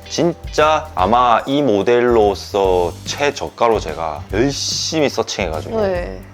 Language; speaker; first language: Korean; native; Korean